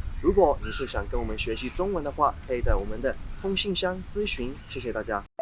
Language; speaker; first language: Chinese; non-native, fluent; Burmese